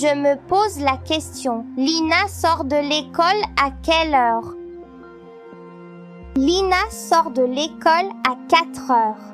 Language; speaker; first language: French; non-native, local second language; Arabic